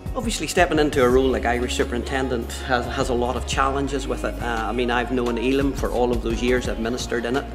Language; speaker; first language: English; native; English